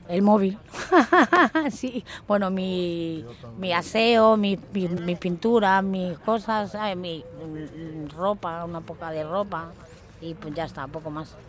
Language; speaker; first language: Spanish; native; Spanish